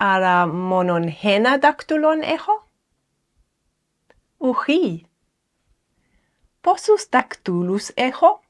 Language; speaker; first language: Greek; non-native, fluent; English